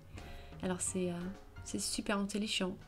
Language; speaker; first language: French; non-native, fluent; Danish